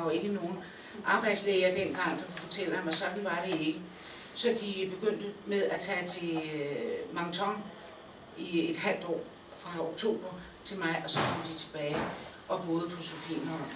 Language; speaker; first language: Danish; native; Danish